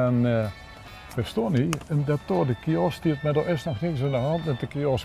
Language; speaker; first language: Dutch; native; Dutch